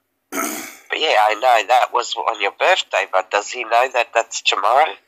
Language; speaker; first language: English; early bilingual, other home language; Serbian